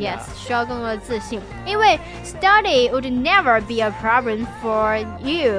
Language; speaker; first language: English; non-native, learner; Chinese